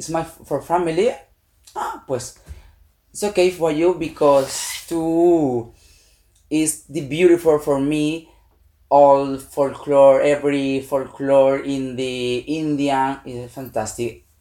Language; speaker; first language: English; non-native, learner; Spanish